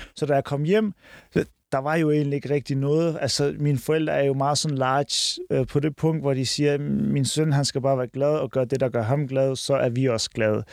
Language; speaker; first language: Danish; early bilingual, other home language; Turkish